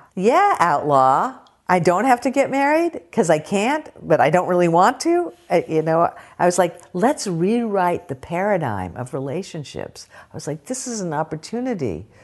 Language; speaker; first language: English; native; English